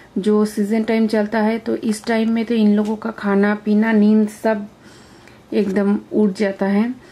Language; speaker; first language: Hindi; non-native, local second language; Bangla